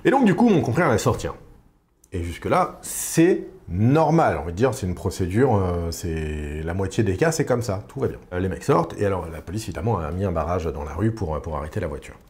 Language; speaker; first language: French; native; French